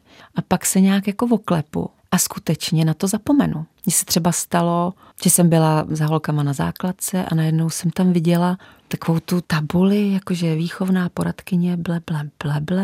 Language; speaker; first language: Czech; native; Czech